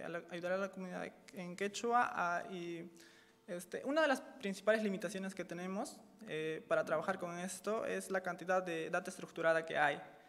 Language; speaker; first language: Spanish; native; Spanish